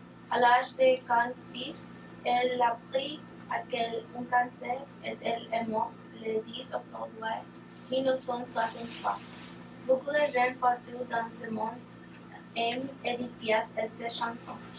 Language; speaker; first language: French; non-native, learner; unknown